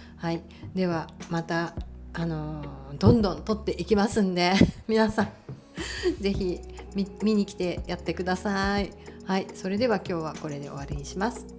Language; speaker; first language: Japanese; native; Japanese